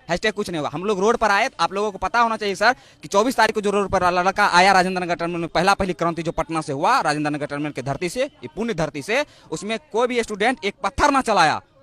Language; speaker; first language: Hindi; native; Hindi